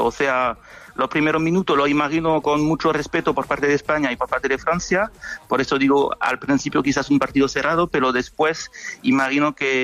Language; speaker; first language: Spanish; non-native, fluent; French